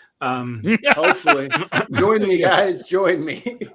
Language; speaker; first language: English; native; English